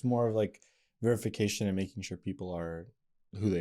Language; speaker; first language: English; native; English